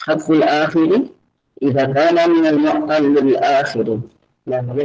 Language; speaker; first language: Arabic; non-native, learner; Indonesian